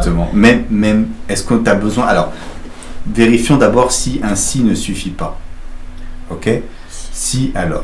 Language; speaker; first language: French; native; French